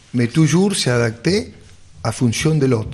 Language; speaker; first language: French; non-native, fluent; Spanish